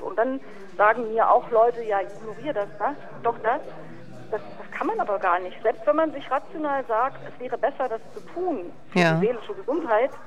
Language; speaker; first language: German; native; German